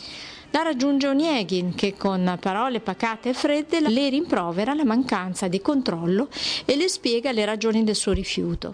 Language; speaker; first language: Italian; native; Italian